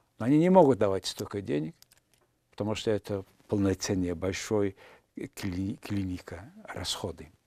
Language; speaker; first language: Russian; non-native, fluent; Mongolian